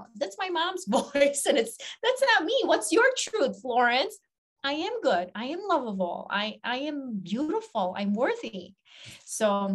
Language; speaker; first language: English; non-native, local second language; Filipino